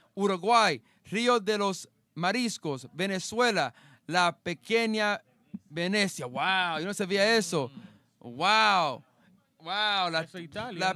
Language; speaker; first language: Spanish; early bilingual, heritage; Spanish